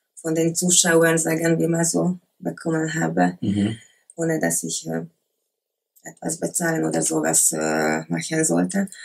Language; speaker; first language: German; non-native, learner; Hungarian